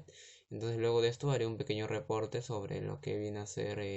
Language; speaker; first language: Spanish; native; Spanish